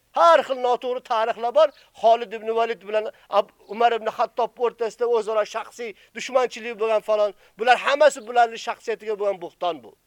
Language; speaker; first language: Uzbek; native; Uzbek